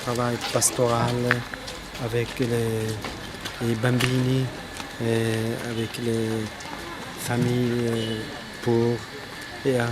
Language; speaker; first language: French; non-native, learner; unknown